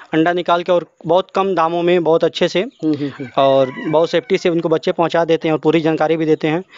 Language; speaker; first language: Hindi; native; Hindi